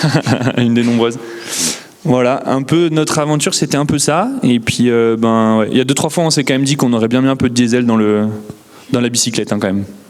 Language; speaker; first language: French; native; French